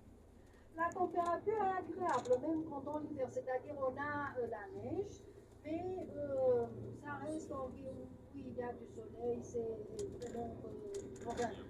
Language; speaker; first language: French; non-native, fluent; Romanian